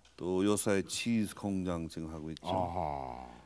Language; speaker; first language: Korean; non-native, fluent; English